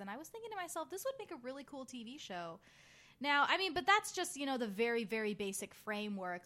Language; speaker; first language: English; native; English